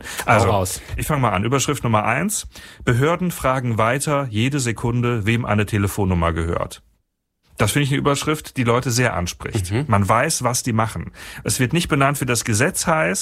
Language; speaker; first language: German; native; German